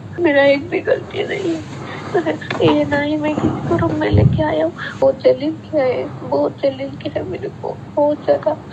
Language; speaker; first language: Hindi; non-native, local second language; Santali